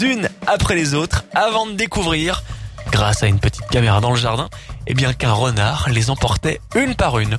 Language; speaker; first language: French; native; French